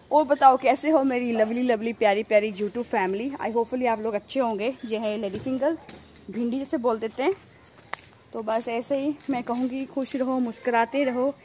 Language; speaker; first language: Hindi; non-native, local second language; Punjabi